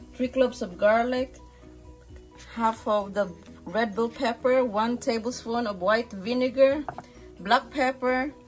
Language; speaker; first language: English; non-native, local second language; Filipino